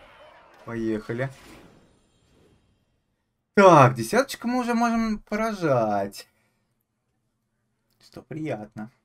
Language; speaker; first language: Russian; native; Russian